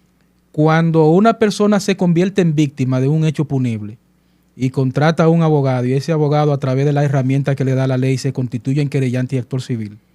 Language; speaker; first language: Spanish; native; Spanish